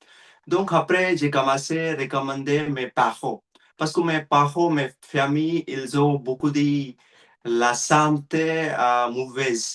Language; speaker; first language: French; non-native, learner; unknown